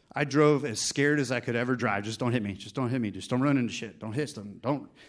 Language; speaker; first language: English; native; English